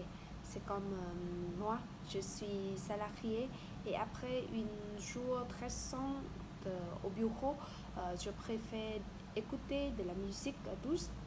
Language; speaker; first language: French; non-native, learner; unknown